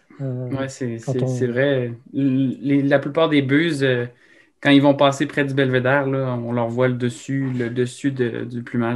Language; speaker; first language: French; native; French